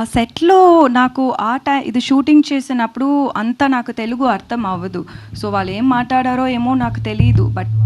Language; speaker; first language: Telugu; non-native, learner; Tamil